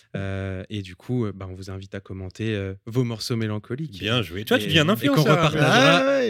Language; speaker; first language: French; native; French